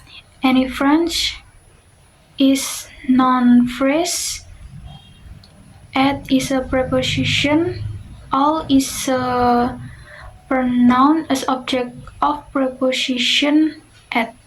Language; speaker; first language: English; non-native, learner; Indonesian